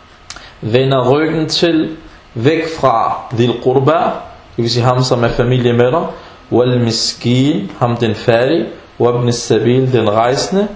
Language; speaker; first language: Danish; non-native, fluent; Arabic